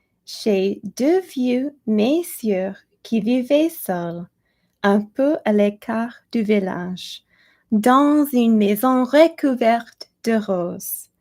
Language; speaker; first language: French; non-native, learner; English